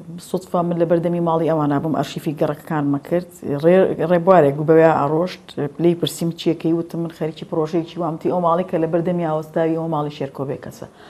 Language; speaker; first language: Central Kurdish; native; Central Kurdish